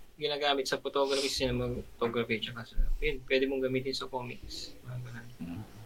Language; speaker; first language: Filipino; non-native, local second language; Pangasinan